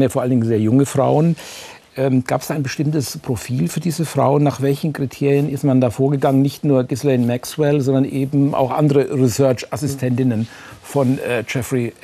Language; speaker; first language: German; native; German